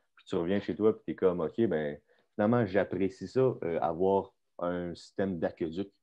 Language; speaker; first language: French; native; French